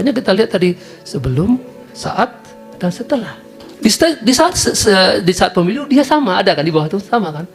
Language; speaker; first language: Indonesian; native; Indonesian